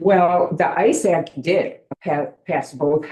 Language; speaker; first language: English; native; English